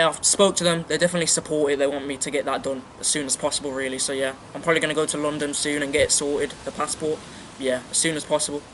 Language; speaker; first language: English; native; English